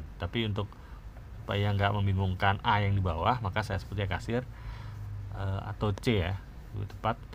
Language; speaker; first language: Indonesian; native; Indonesian